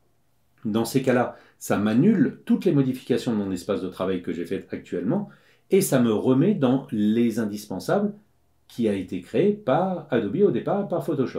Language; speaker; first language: French; native; French